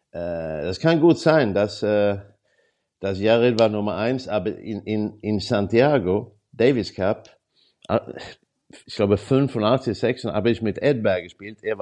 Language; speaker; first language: German; non-native, learner; Swedish